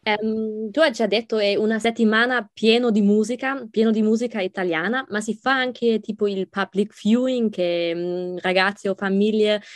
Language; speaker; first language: Italian; non-native, fluent; German